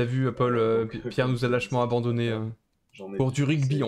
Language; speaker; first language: French; native; French